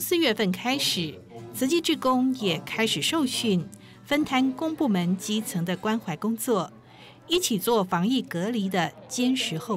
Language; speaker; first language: Chinese; native; Chinese